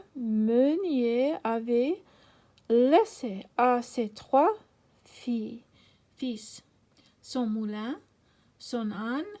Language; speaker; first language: French; non-native, learner; English